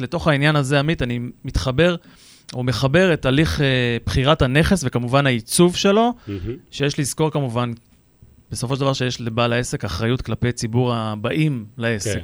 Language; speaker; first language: Hebrew; native; Hebrew